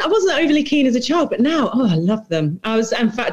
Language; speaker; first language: English; native; English